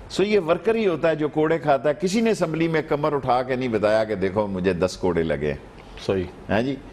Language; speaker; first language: Urdu; native; Urdu